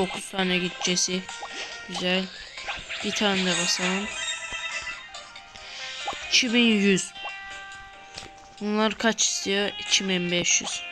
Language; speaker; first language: Turkish; native; Turkish